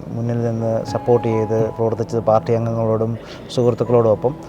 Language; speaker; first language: Malayalam; native; Malayalam